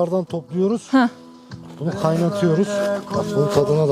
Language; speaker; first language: Turkish; native; Turkish